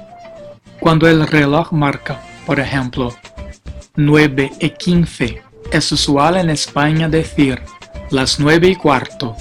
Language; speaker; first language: Spanish; non-native, fluent; Portuguese